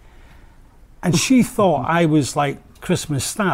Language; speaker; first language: English; native; English